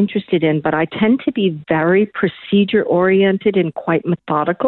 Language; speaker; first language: English; native; English